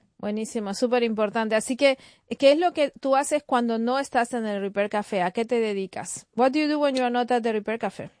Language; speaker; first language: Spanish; native; Spanish